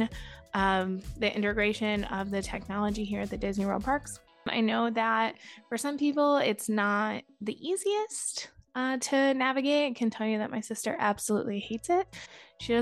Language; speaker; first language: English; native; English